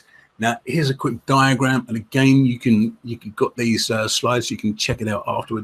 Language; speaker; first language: English; native; English